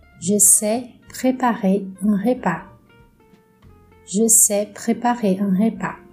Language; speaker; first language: French; non-native, fluent; Portuguese